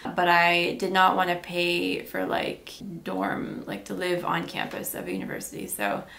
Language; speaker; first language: English; native; English